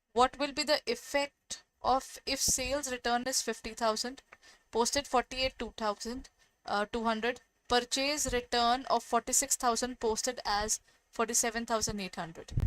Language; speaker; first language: English; non-native, local second language; Hindi